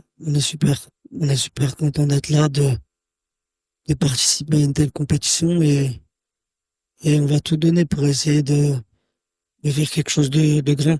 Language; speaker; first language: French; native; French